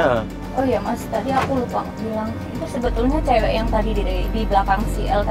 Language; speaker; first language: Indonesian; native; Indonesian